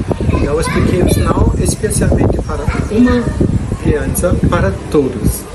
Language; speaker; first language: Portuguese; non-native, learner; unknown